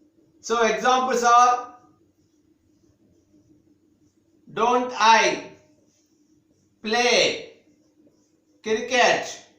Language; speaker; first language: English; non-native, local second language; Telugu